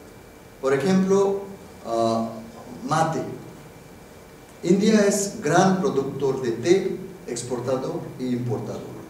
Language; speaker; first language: Spanish; non-native, fluent; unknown